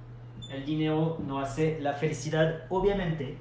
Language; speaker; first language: Spanish; non-native, fluent; French